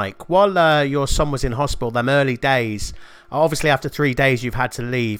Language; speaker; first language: English; native; English